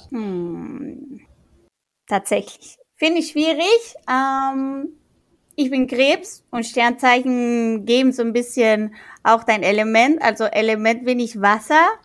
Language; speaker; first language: German; non-native, fluent; Spanish